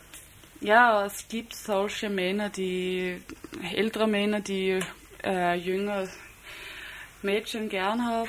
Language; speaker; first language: German; non-native, fluent; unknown